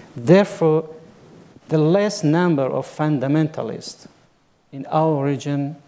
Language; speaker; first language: English; non-native, fluent; Kurdish